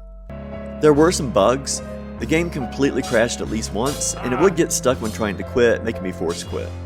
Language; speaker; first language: English; native; English